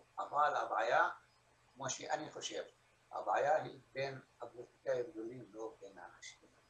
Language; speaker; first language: Hebrew; non-native, local second language; Arabic